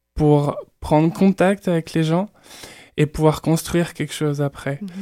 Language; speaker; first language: French; native; French